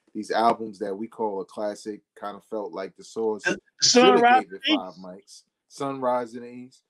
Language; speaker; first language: English; native; English